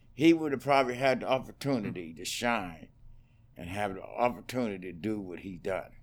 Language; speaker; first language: English; native; English